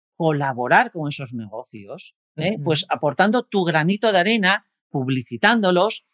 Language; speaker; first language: Spanish; native; Spanish